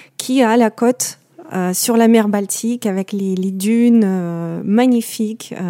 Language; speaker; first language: French; non-native, fluent; Russian